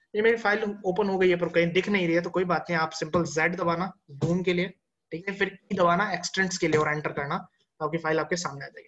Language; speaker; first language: Hindi; native; Hindi